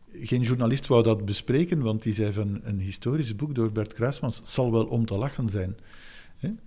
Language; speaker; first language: Dutch; native; Dutch